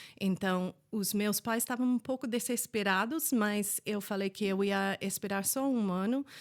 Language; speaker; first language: Portuguese; non-native, fluent; English